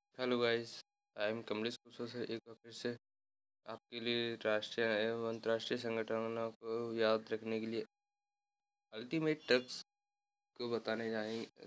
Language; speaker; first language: Hindi; native; Hindi